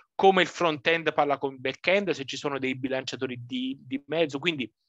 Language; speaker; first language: Italian; native; Italian